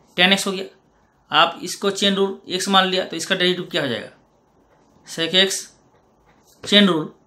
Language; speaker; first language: Hindi; non-native, local second language; Bangla